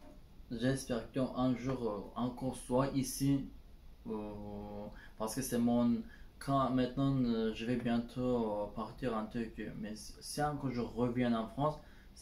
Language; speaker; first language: French; non-native, learner; Turkish